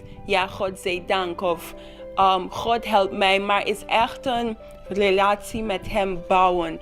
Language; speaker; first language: Dutch; non-native, local second language; Papiamento